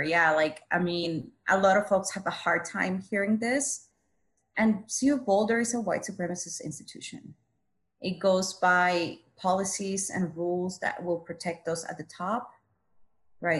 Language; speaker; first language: English; non-native, fluent; Spanish